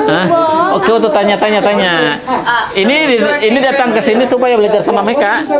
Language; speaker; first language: Indonesian; native; Indonesian